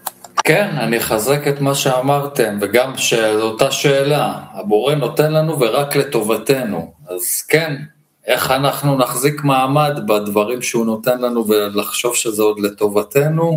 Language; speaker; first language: Hebrew; non-native, learner; Russian